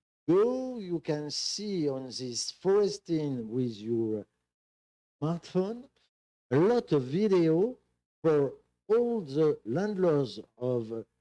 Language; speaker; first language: English; non-native, fluent; French